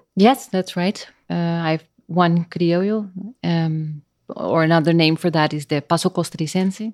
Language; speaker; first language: English; non-native, fluent; Dutch